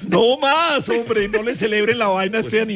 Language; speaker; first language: Spanish; native; Spanish